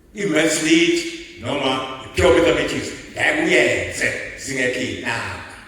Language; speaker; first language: Zulu; native; Zulu